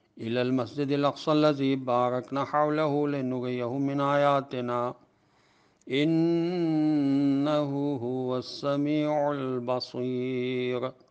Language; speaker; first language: Arabic; non-native, fluent; Urdu